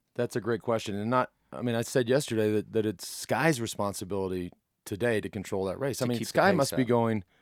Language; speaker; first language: English; native; English